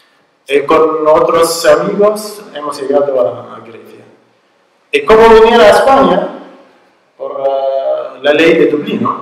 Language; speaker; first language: Spanish; non-native, learner; Arabic